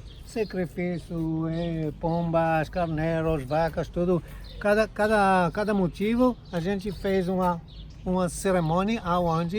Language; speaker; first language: Portuguese; non-native, fluent; Hebrew